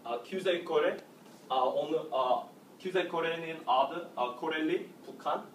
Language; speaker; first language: Turkish; non-native, learner; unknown